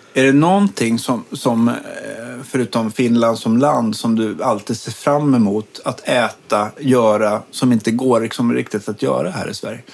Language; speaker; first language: Swedish; native; Swedish